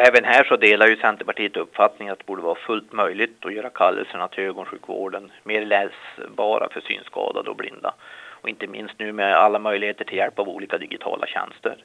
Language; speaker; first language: Swedish; native; Swedish